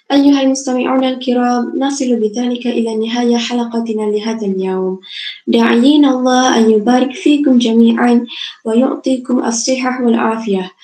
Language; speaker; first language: Arabic; non-native, fluent; Malay